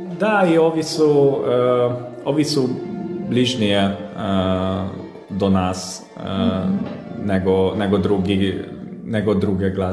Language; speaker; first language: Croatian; non-native, local second language; Hungarian